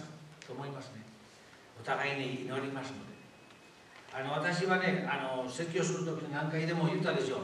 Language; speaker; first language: Japanese; non-native, fluent; Spanish